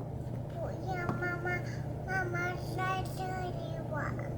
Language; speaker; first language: Chinese; early bilingual, heritage; Chinese